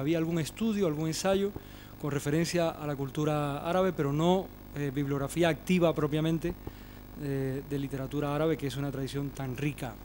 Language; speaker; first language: Spanish; native; Spanish